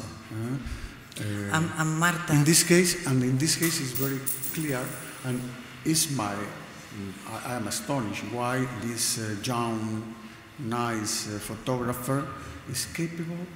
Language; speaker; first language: English; non-native, learner; Spanish